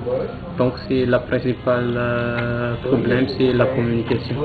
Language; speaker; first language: French; non-native, local second language; Malagasy